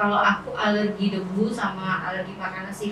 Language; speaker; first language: Indonesian; native; Indonesian